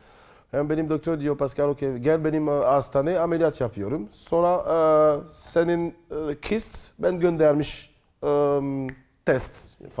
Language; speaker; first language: Turkish; non-native, learner; French